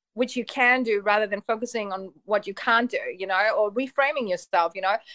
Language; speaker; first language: English; early bilingual, heritage; Polish